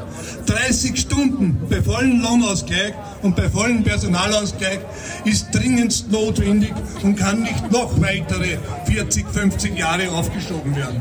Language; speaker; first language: German; native; German